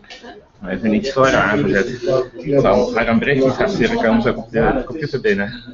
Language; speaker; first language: Dutch; native; Dutch